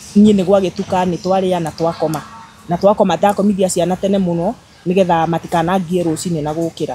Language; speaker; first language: Kikuyu; native; Kikuyu